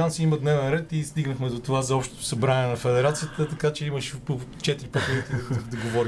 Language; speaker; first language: Bulgarian; native; Bulgarian